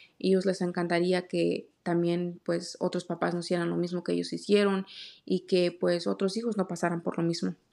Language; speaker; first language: Spanish; native; Spanish